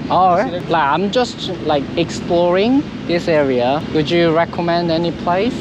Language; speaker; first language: English; non-native, learner; Korean